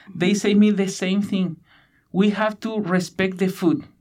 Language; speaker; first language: English; non-native, learner; Spanish